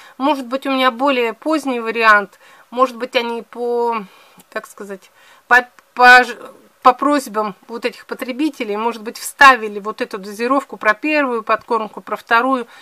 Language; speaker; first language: Russian; native; Russian